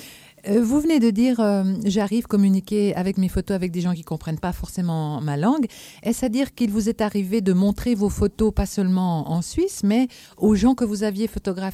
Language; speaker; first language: French; native; French